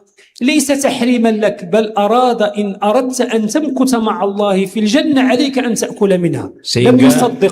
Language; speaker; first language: Arabic; native; Arabic